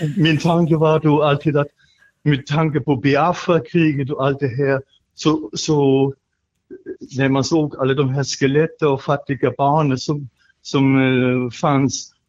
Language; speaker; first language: Swedish; non-native, fluent; German